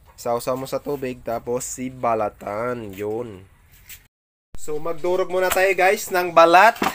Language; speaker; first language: Filipino; non-native, local second language; Aklanon